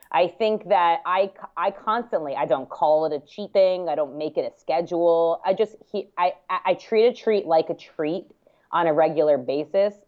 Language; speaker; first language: English; native; English